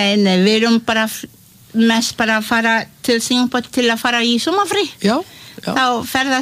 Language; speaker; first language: Icelandic; non-native, learner; Malay